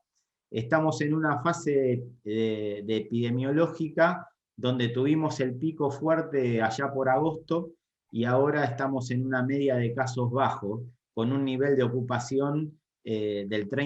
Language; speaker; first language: Spanish; native; Spanish